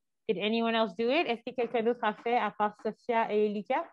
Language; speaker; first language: French; native; French